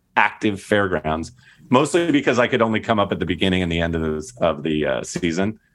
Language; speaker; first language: English; native; English